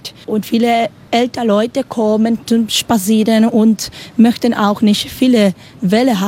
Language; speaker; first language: German; non-native, learner; Spanish